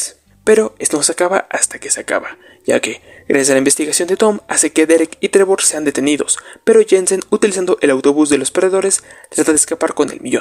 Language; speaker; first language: Spanish; native; Spanish